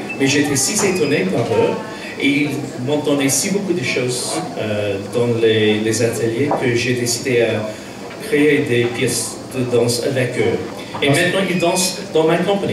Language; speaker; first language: French; non-native, fluent; English